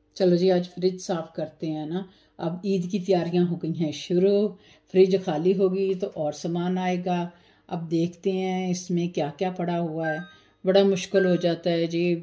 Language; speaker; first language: Urdu; native; Urdu